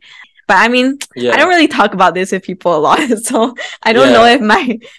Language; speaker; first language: English; native; English